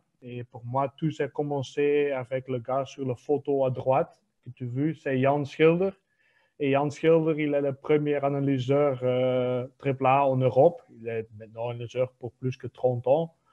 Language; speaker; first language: French; non-native, local second language; Dutch